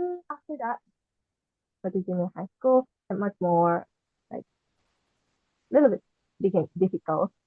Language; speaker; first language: English; non-native, learner; Japanese